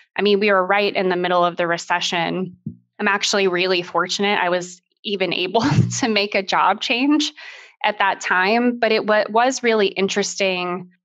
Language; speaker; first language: English; native; English